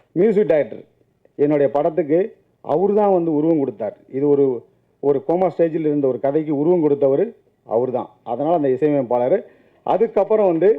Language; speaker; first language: Tamil; native; Tamil